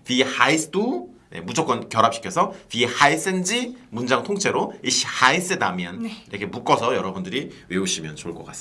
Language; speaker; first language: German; non-native, fluent; Korean